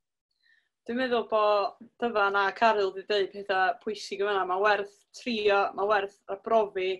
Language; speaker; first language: Welsh; native; Welsh